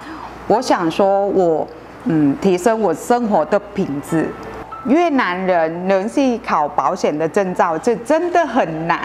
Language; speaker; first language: Chinese; non-native, fluent; Vietnamese